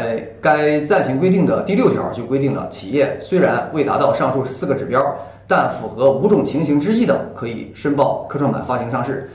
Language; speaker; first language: Chinese; native; Chinese